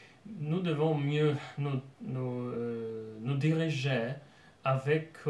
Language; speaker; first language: French; non-native, fluent; Polish